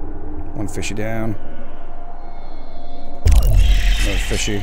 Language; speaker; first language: English; native; English